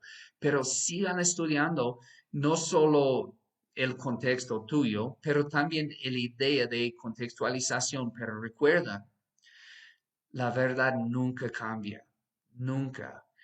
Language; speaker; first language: Spanish; non-native, fluent; English